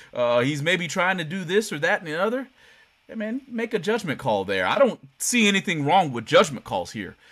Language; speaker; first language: English; native; English